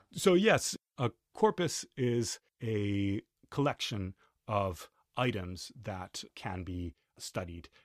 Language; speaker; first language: English; non-native, fluent; Spanish